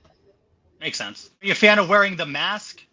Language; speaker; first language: English; native; English